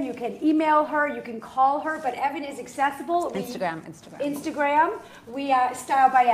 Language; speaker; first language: English; native; English